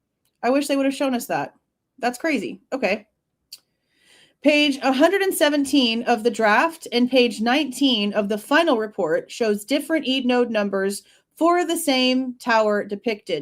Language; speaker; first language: English; native; English